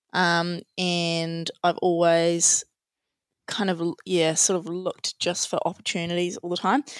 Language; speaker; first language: English; native; English